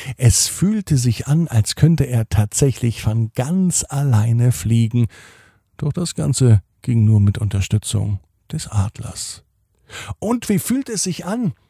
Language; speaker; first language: German; native; German